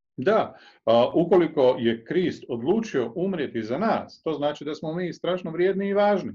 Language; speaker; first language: Croatian; native; Croatian